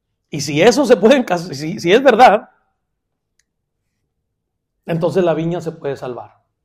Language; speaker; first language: Spanish; native; Spanish